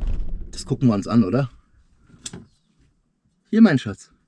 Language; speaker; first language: German; native; German